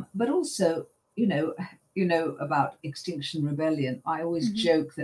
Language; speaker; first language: English; native; English